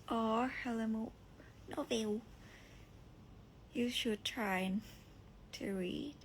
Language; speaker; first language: English; non-native, learner; Thai